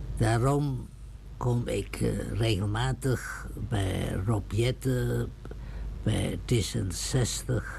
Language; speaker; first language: Dutch; non-native, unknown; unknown